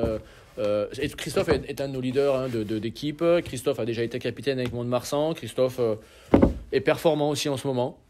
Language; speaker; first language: French; native; French